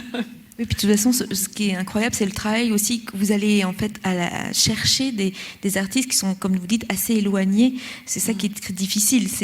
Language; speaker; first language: French; native; French